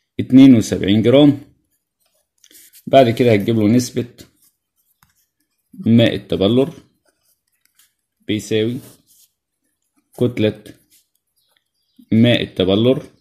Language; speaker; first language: Arabic; native; Arabic